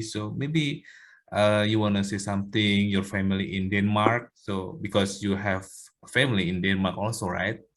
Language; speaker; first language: English; non-native, learner; Indonesian